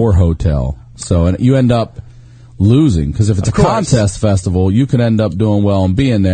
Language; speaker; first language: English; native; English